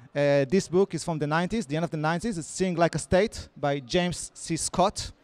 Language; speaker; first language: English; non-native, fluent; Hebrew